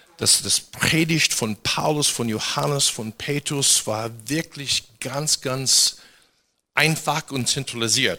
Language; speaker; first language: German; non-native, fluent; English